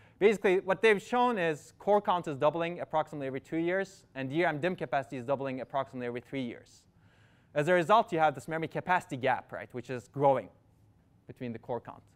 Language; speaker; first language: English; non-native, fluent; Turkish